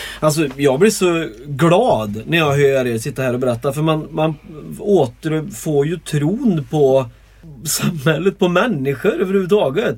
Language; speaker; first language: Swedish; native; Swedish